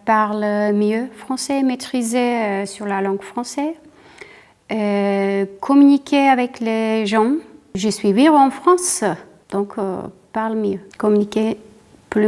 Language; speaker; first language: French; non-native, learner; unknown